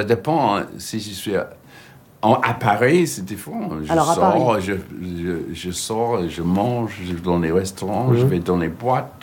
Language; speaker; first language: French; non-native, fluent; English